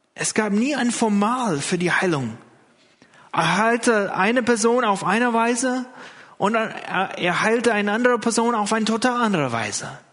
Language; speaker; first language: German; non-native, fluent; English